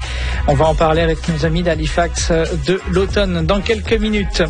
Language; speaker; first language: French; native; French